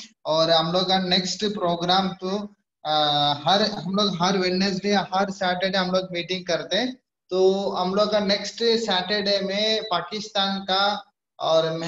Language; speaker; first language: Hindi; non-native, fluent; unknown